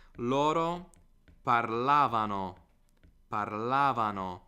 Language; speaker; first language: Italian; non-native, fluent; English